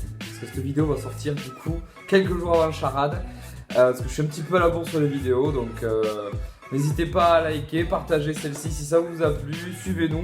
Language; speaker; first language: French; native; French